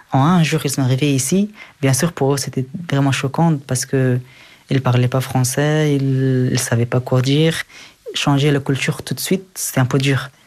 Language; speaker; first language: French; early bilingual, other home language; Persian